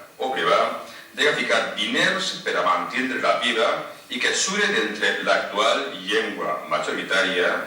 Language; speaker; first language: Catalan; non-native, local second language; Spanish